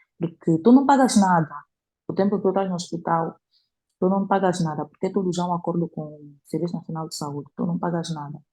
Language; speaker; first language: Portuguese; native; Portuguese